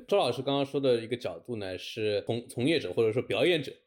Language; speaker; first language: Chinese; native; Chinese